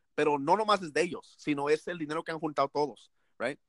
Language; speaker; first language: Spanish; early bilingual, heritage; Spanish